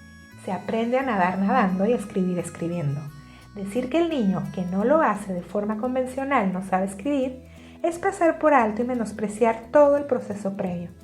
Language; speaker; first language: Spanish; native; Spanish